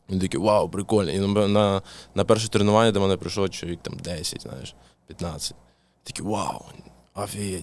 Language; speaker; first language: Ukrainian; non-native, local second language; Russian